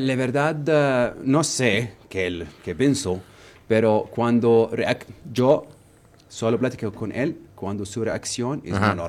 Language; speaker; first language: Spanish; non-native, learner; Arabic